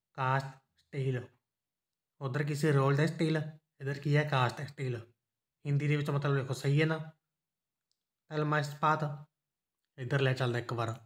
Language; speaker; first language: Hindi; non-native, local second language; Punjabi